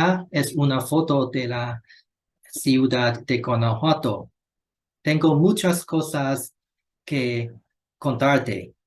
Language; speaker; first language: Spanish; non-native, learner; Chinese